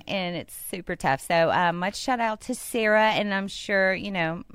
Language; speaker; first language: English; native; English